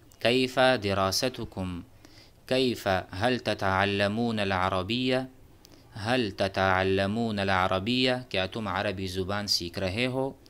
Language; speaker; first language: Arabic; non-native, fluent; Urdu